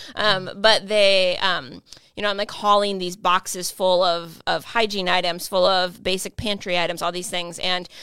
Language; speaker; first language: English; native; English